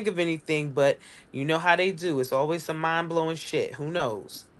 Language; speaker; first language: English; native; English